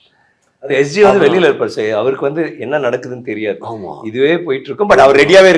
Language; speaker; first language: Tamil; native; Tamil